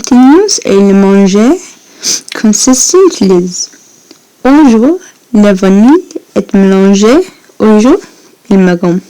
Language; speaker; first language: French; non-native, learner; English